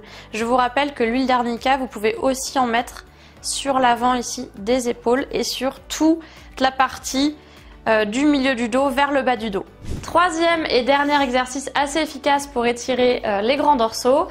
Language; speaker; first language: French; native; French